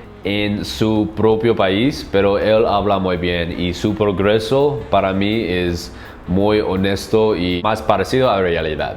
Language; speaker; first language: Spanish; non-native, learner; English